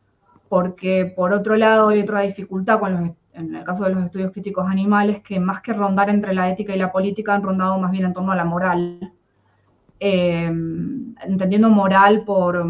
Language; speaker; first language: Spanish; native; Spanish